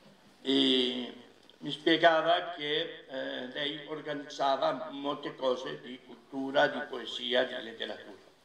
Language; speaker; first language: Italian; non-native, fluent; Catalan